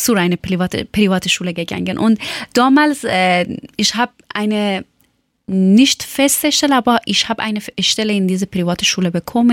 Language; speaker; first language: German; non-native, learner; Persian